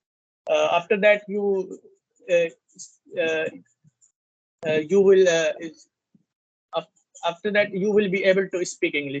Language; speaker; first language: English; non-native, learner; Hindi